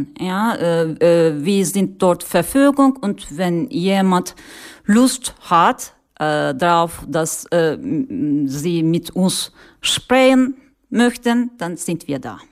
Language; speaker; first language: German; non-native, learner; Turkish